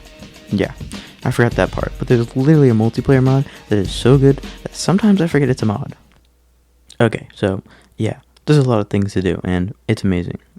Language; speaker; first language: English; native; English